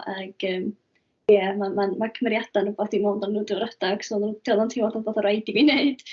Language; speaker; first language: Welsh; native; Welsh